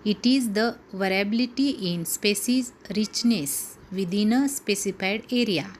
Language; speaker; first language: English; non-native, local second language; Marathi